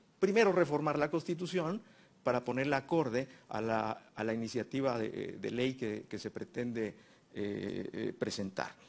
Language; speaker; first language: Spanish; native; Spanish